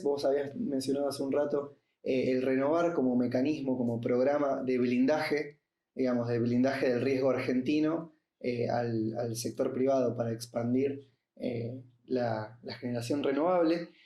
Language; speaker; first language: Spanish; native; Spanish